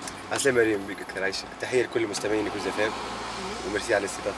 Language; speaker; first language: Arabic; native; Arabic